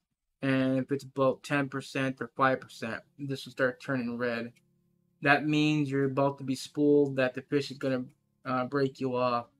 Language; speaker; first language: English; native; English